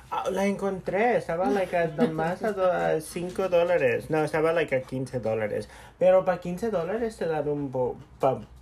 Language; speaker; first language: Spanish; early bilingual, heritage; Spanish